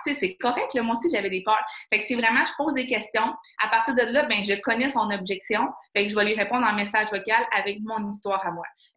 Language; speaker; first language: French; native; French